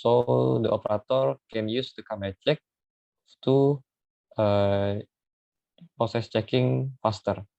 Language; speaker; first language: English; non-native, learner; Indonesian